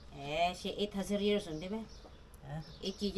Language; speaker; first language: Turkish; non-native, learner; Filipino